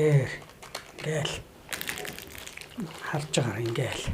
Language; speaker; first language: Mongolian; native; Mongolian